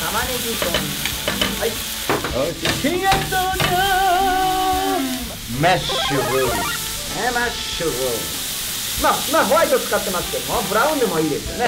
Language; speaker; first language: Japanese; native; Japanese